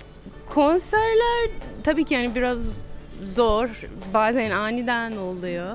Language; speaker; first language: Turkish; non-native, fluent; English